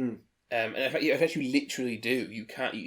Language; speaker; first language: English; native; English